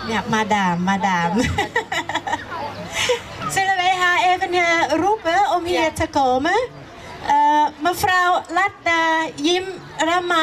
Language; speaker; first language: Dutch; non-native, learner; Thai